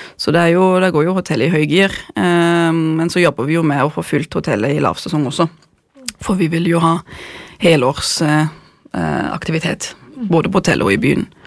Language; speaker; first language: Norwegian; non-native, fluent; German